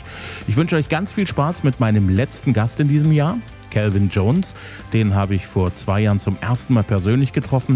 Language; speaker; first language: German; native; German